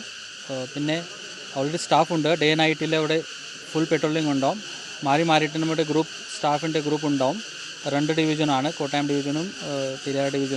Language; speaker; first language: Malayalam; non-native, fluent; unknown